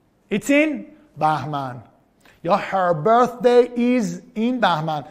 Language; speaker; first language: English; non-native, fluent; Persian